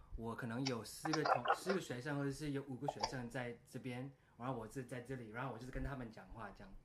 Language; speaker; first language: Chinese; early bilingual, heritage; Chinese